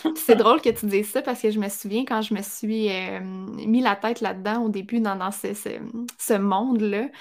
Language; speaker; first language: French; native; French